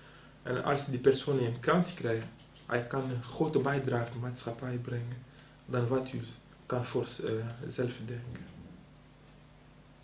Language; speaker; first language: Dutch; non-native, local second language; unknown